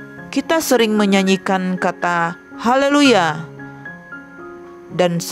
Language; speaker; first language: Indonesian; native; Indonesian